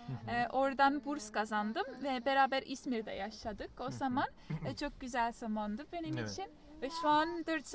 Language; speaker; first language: Turkish; non-native, fluent; Estonian